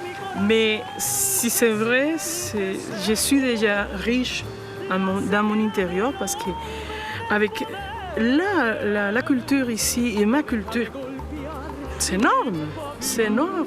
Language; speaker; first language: French; non-native, fluent; Spanish